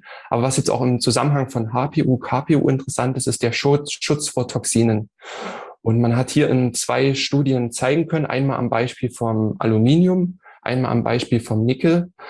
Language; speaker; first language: German; native; German